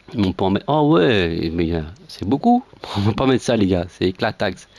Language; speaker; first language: French; native; French